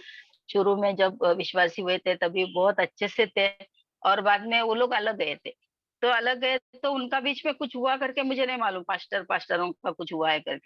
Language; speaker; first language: Hindi; non-native, local second language; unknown